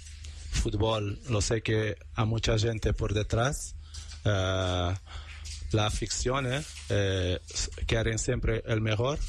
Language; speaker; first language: Spanish; non-native, learner; Portuguese